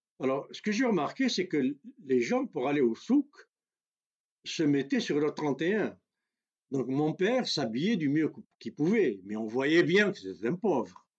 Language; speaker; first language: French; non-native, local second language; Kabyle